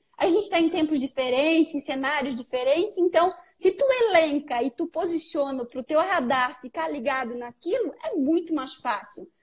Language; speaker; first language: Portuguese; native; Portuguese